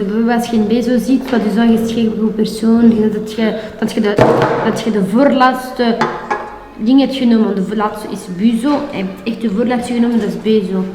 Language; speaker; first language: Dutch; non-native, local second language; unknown